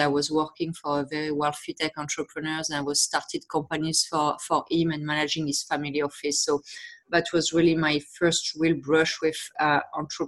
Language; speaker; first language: English; non-native, fluent; French